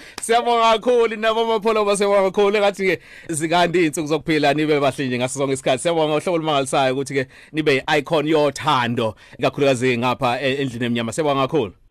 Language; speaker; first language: Zulu; native; Zulu